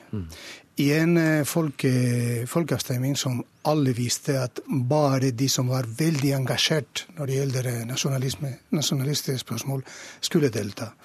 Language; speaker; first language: Norwegian; non-native, fluent; Catalan